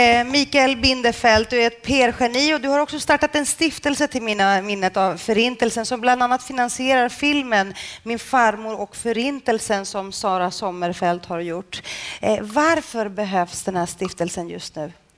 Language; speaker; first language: Swedish; native; Swedish